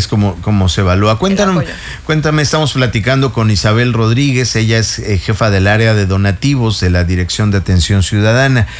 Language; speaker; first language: Spanish; native; Spanish